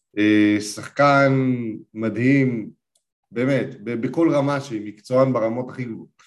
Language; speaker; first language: Hebrew; native; Hebrew